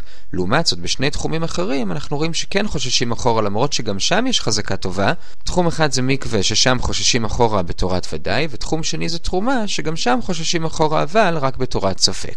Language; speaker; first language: Hebrew; native; Hebrew